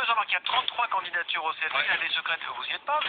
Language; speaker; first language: French; native; French